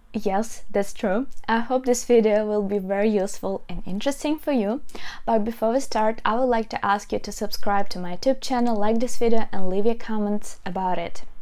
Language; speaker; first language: English; non-native, fluent; Ukrainian